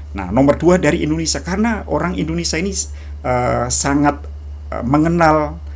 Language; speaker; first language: Indonesian; native; Indonesian